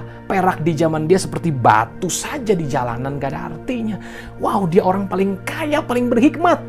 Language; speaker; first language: Indonesian; native; Indonesian